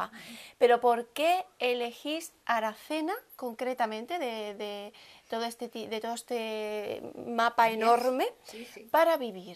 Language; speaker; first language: Spanish; native; Spanish